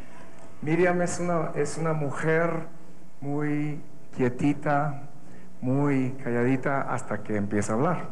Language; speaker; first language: Spanish; native; Spanish